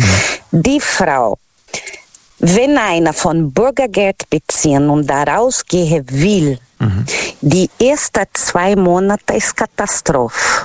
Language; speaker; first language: German; non-native, learner; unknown